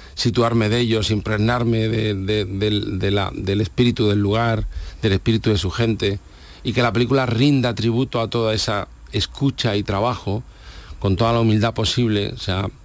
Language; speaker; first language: Spanish; native; Spanish